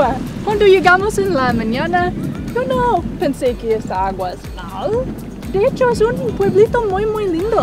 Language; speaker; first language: Spanish; non-native, fluent; English